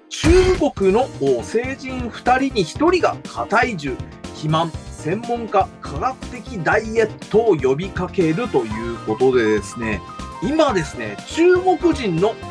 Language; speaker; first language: Japanese; native; Japanese